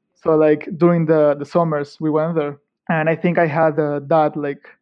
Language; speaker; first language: English; non-native, fluent; Spanish